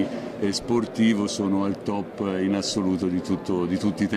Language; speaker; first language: Italian; native; Italian